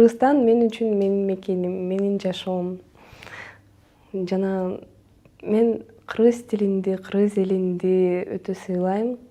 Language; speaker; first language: Kyrgyz; non-native, local second language; Russian